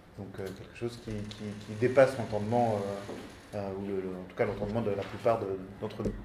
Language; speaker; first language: French; native; French